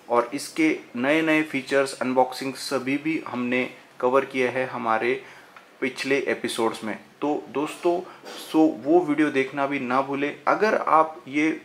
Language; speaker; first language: Hindi; non-native, local second language; Marathi